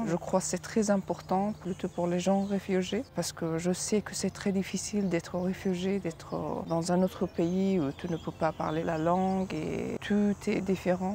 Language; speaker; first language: French; non-native, fluent; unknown